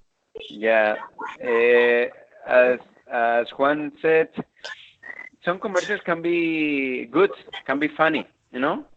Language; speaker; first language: English; non-native, fluent; Spanish